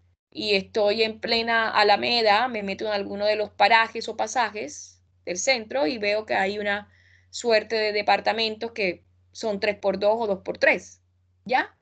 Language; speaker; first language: Spanish; native; Spanish